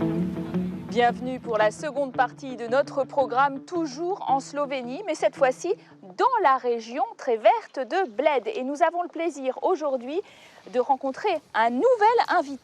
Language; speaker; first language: French; native; French